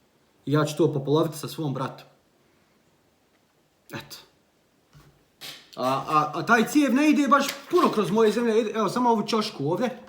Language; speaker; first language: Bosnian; early bilingual, heritage; Bosnian